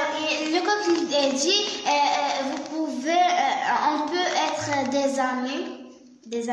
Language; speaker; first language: French; non-native, learner; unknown